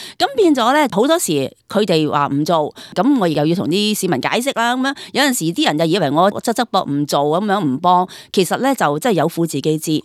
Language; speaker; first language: Cantonese; native; Cantonese